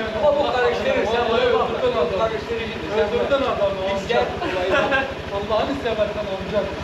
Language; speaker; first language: Turkish; native; Turkish